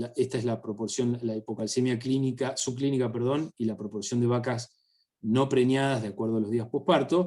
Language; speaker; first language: Spanish; native; Spanish